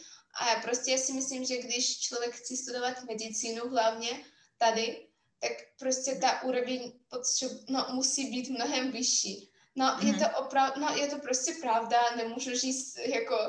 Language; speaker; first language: Czech; non-native, fluent; Russian